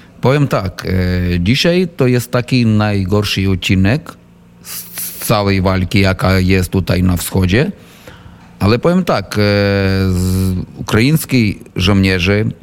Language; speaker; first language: Polish; non-native, learner; Ukrainian